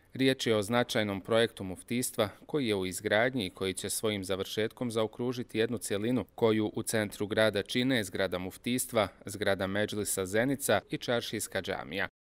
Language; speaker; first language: Croatian; native; Croatian